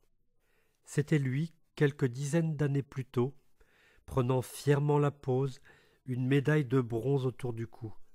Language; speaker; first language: French; native; French